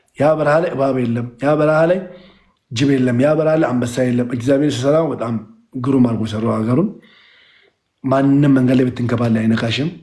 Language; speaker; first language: Amharic; non-native, local second language; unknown